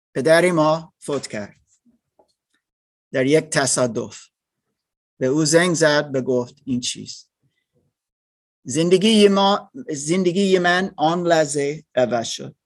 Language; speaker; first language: Persian; non-native, learner; German